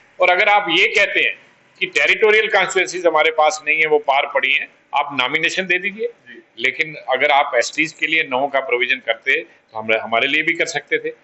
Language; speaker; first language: Hindi; non-native, local second language; Pahari-Potwari